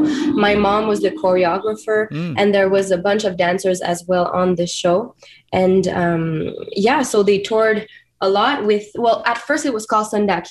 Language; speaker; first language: English; non-native, fluent; French